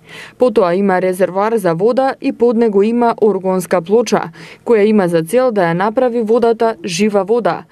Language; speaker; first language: Macedonian; native; Macedonian